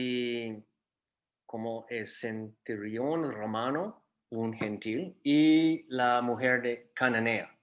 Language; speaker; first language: Spanish; non-native, fluent; English